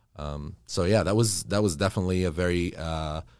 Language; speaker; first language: English; early bilingual, other home language; Arabic